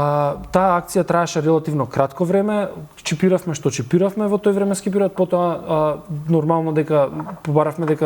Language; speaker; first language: Macedonian; native; Macedonian